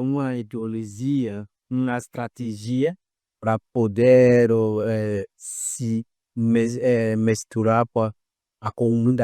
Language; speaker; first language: Portuguese; non-native, fluent; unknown